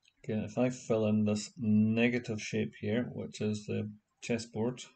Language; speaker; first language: English; native; English